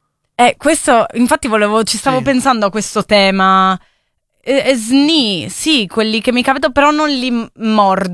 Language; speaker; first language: Italian; native; Italian